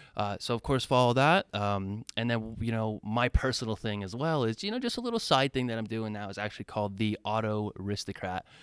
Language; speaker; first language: English; native; English